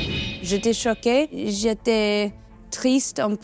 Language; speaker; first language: French; non-native, learner; English